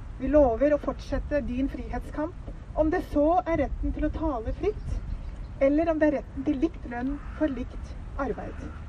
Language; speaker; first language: Norwegian; early bilingual, other home language; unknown